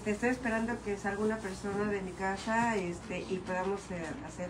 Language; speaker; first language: Spanish; native; Spanish